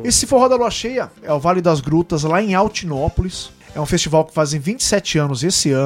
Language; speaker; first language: Portuguese; native; Portuguese